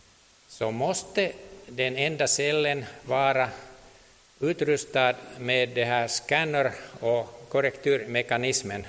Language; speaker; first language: Swedish; non-native, local second language; Finnish